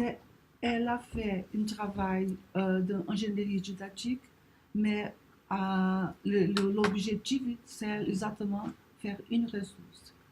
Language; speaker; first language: French; non-native, learner; Portuguese